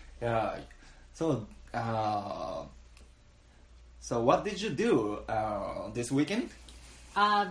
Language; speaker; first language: English; non-native, learner; Japanese